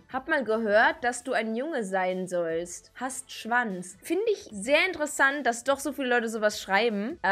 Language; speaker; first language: German; native; German